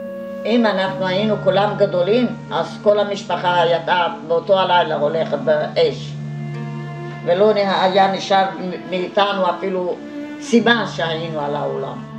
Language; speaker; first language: Hebrew; non-native, fluent; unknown